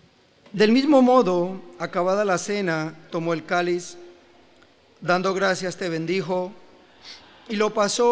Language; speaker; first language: Spanish; native; Spanish